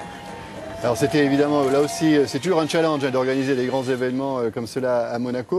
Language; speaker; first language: French; native; French